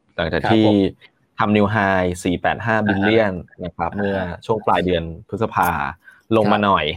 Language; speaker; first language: Thai; non-native, local second language; Chinese